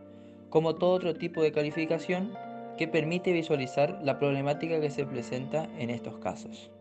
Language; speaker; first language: Spanish; native; Spanish